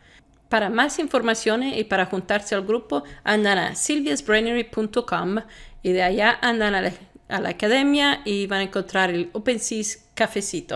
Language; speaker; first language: Spanish; non-native, fluent; Italian